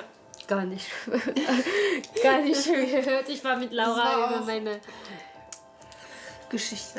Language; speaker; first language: German; non-native, learner; French